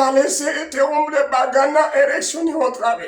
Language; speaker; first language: Spanish; non-native, learner; Haitian Creole